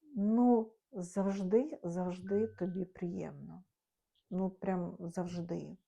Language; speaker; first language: Ukrainian; non-native, local second language; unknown